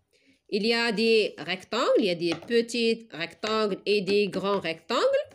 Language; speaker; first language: French; non-native, local second language; Arabic